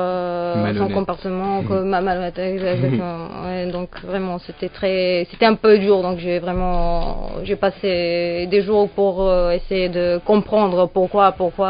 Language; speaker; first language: French; non-native, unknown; Serbian